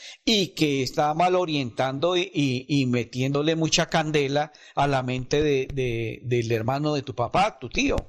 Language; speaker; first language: Spanish; native; Spanish